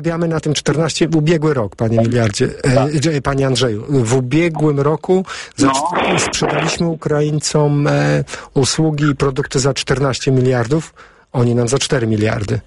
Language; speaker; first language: Polish; native; Polish